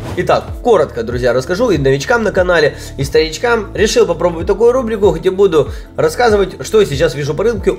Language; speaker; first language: Russian; native; Russian